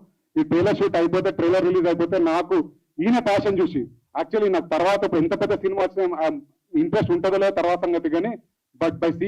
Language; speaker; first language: Telugu; native; Telugu